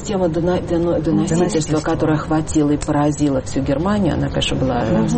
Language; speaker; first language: Russian; native; Russian